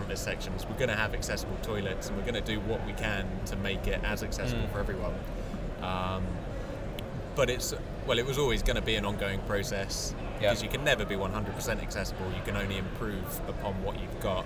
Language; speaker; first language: English; native; English